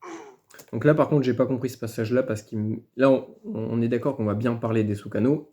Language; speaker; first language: French; native; French